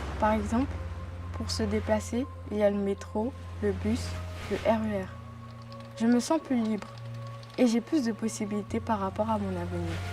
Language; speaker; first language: French; native; French